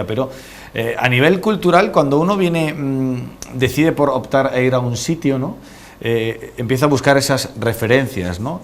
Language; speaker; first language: Spanish; native; Spanish